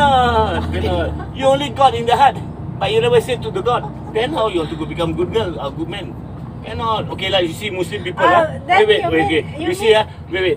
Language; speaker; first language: English; non-native, local second language; Malay